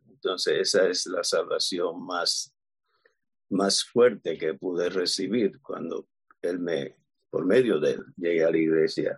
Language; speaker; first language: Spanish; native; Spanish